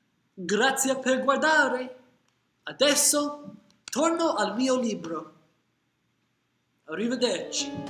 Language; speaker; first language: Italian; non-native, learner; English